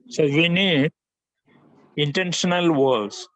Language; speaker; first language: English; non-native, local second language; Malayalam